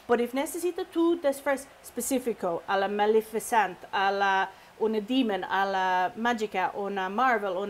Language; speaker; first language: Spanish; non-native, learner; English